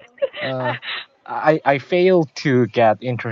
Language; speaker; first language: English; non-native, learner; Korean